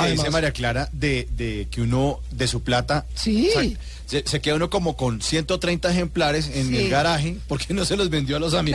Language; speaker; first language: Spanish; native; Spanish